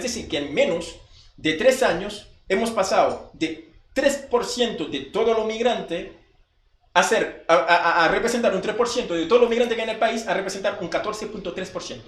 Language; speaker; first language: Spanish; non-native, fluent; Haitian Creole